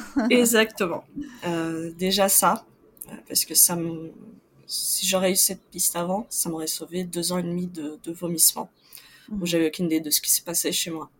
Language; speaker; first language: French; non-native, fluent; Portuguese